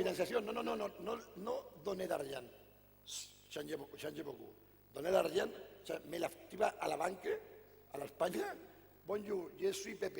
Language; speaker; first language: French; non-native, fluent; Catalan